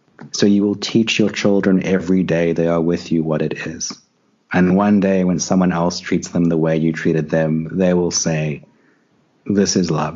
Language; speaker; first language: English; native; English